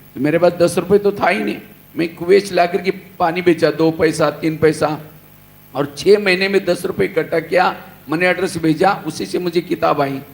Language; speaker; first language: Hindi; non-native, local second language; Marathi